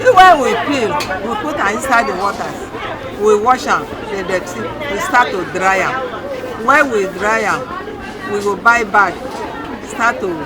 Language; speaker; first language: Nigerian Pidgin; non-native, local second language; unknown